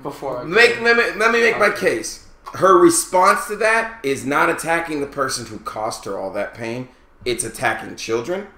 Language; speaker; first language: English; native; English